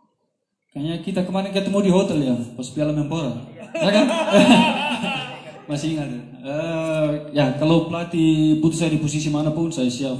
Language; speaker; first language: Indonesian; non-native, fluent; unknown